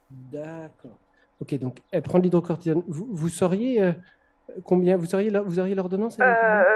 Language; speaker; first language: French; native; French